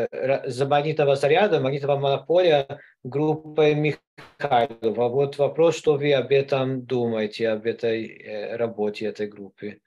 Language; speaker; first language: Russian; non-native, learner; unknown